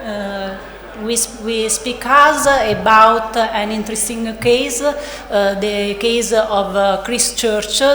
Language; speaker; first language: English; non-native, learner; Italian